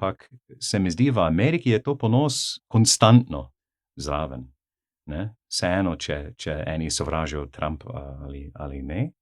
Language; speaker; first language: Slovenian; non-native, fluent; English